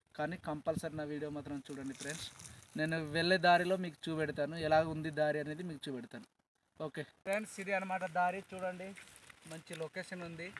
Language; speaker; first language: Telugu; non-native, local second language; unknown